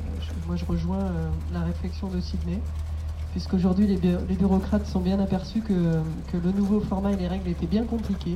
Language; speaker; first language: French; native; French